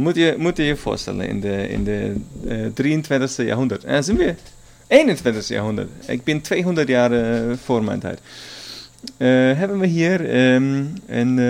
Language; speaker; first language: Dutch; non-native, learner; German